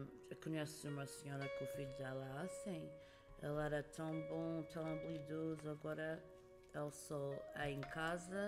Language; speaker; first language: Portuguese; early bilingual, heritage; Portuguese